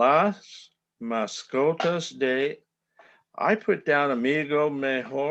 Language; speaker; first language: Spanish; non-native, learner; English